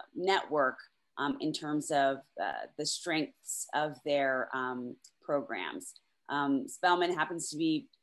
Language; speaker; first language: English; native; English